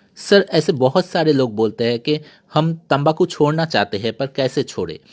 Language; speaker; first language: Hindi; non-native, local second language; Bangla